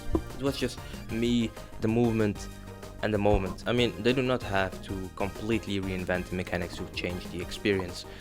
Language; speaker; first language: English; non-native, fluent; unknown